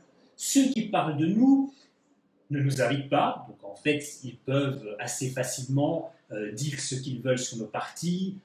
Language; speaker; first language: French; native; French